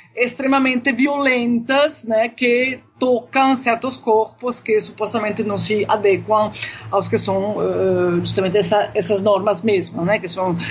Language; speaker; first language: Portuguese; non-native, fluent; Italian